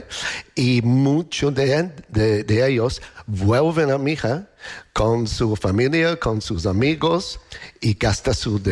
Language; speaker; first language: Spanish; non-native, learner; English